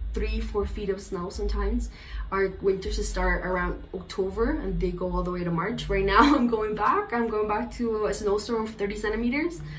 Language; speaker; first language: English; non-native, fluent; Spanish